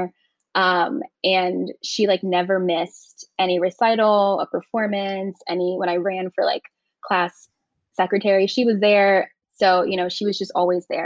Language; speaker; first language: English; native; English